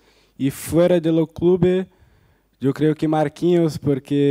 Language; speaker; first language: Spanish; non-native, fluent; Portuguese